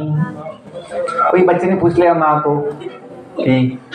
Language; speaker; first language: Hindi; non-native, local second language; Marathi